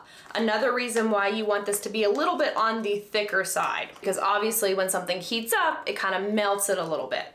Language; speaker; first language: English; native; English